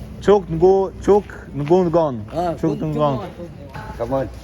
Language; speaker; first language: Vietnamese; non-native, learner; Polish